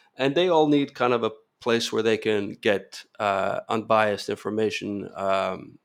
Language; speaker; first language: English; non-native, fluent; Norwegian